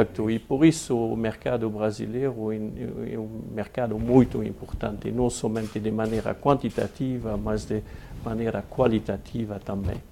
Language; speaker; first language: Portuguese; non-native, fluent; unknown